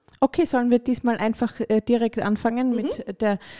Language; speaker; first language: German; native; German